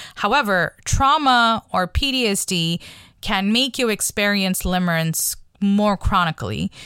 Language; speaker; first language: English; non-native, local second language; Bangla